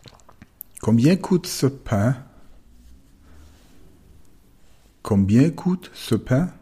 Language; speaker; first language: French; non-native, fluent; German